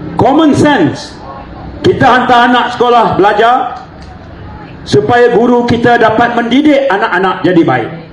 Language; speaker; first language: Malay; native; Malay